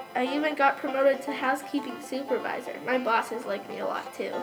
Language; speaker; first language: English; non-native, fluent; Turkish